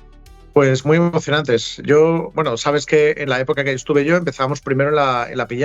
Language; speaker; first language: Spanish; native; Spanish